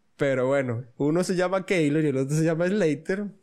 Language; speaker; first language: Spanish; native; Spanish